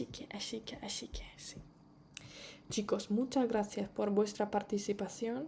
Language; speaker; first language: Spanish; non-native, fluent; Russian